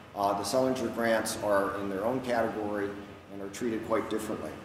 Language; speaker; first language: English; native; English